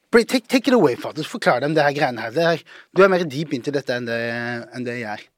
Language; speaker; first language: Norwegian; early bilingual, other home language; Somali